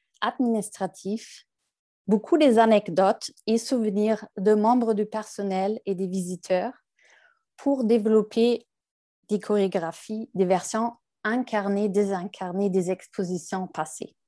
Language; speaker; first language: French; non-native, fluent; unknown